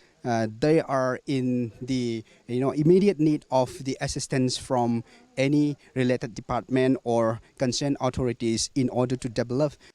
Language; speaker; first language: English; non-native, local second language; Manipuri